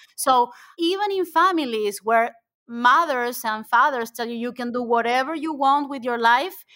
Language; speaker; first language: English; non-native, fluent; Spanish